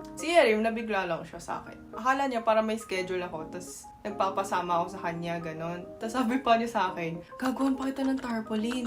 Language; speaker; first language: Filipino; non-native, fluent; Korean